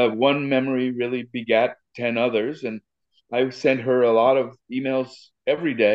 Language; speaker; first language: English; native; English